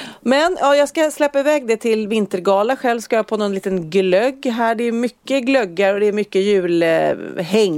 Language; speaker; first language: Swedish; native; Swedish